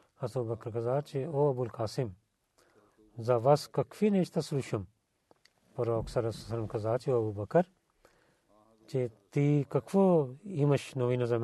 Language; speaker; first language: Bulgarian; non-native, learner; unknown